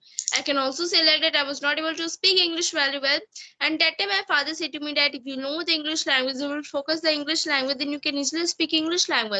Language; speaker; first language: English; non-native, learner; Hindi